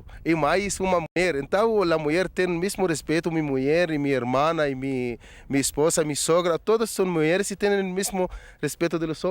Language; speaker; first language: Portuguese; non-native, fluent; Arabic